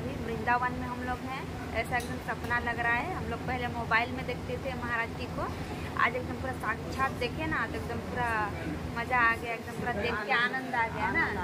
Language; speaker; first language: Hindi; native; Hindi